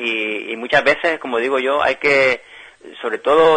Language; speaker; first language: Spanish; native; Spanish